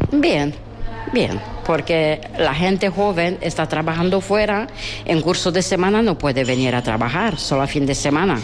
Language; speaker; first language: Spanish; non-native, learner; Romanian